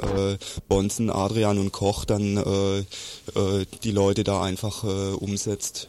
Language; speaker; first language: German; native; German